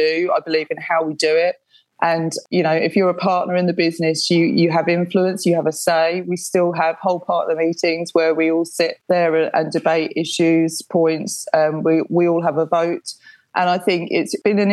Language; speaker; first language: English; native; English